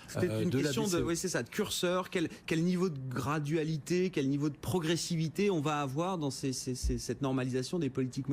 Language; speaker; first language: French; native; French